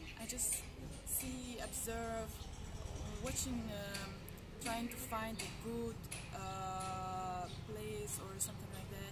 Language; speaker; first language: English; non-native, learner; Russian